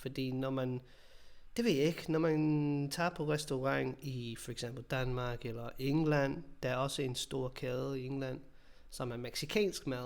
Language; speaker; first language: Danish; non-native, fluent; English